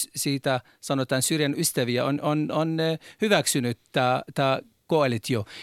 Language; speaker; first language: Finnish; non-native, learner; Arabic